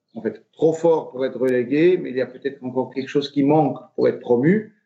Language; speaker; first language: French; native; French